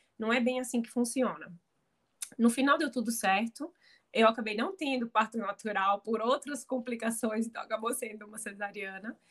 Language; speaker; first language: Portuguese; native; Portuguese